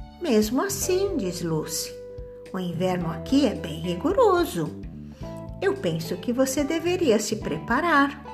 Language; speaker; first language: Portuguese; native; Portuguese